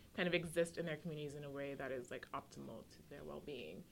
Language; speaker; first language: English; native; English